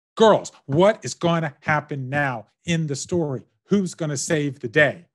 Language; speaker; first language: English; native; English